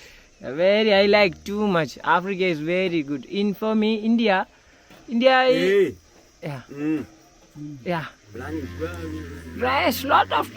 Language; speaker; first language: English; non-native, learner; Malayalam